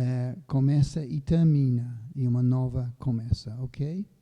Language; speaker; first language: Portuguese; non-native, fluent; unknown